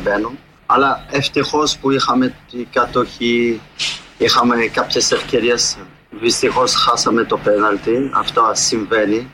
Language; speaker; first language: Greek; non-native, fluent; French